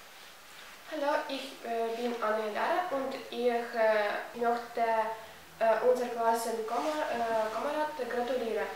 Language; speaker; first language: German; non-native, learner; Ukrainian